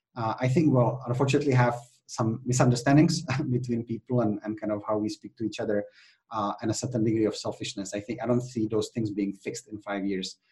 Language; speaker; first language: English; non-native, fluent; Czech